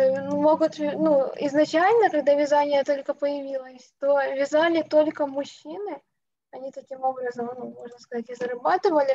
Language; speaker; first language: Russian; native; Russian